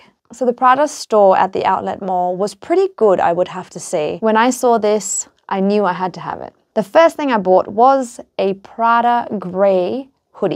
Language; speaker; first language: English; native; English